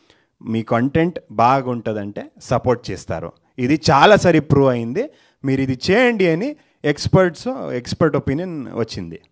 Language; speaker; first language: Telugu; non-native, learner; Kannada